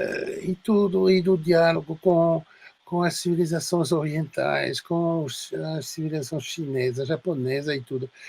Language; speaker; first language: Portuguese; non-native, fluent; French